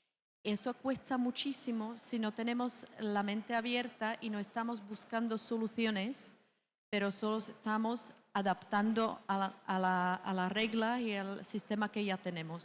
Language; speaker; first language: Spanish; non-native, fluent; Czech